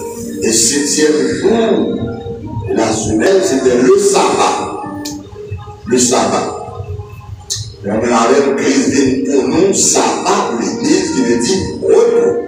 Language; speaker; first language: French; non-native, local second language; Haitian Creole